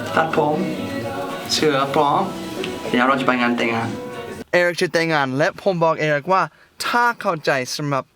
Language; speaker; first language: Thai; non-native, fluent; English